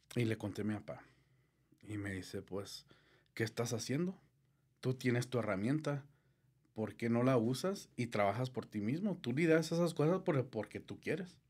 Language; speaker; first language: Spanish; early bilingual, heritage; Spanish